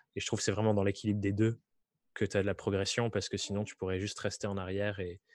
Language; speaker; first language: French; native; French